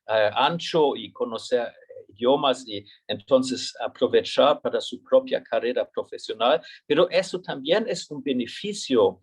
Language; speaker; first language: Spanish; non-native, fluent; German